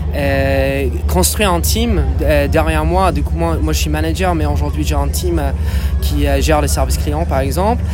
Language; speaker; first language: French; non-native, fluent; English